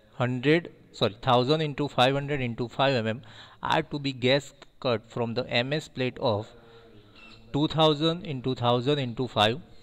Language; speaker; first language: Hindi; non-native, local second language; Gujarati